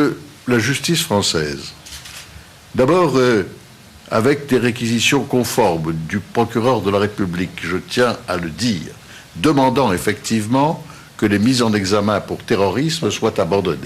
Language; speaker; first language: French; native; French